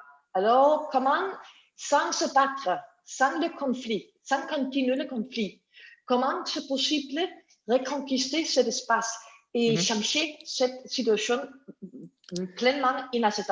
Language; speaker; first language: French; non-native, learner; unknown